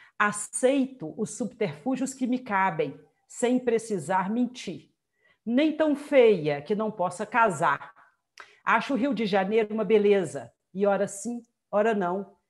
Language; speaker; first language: Portuguese; native; Portuguese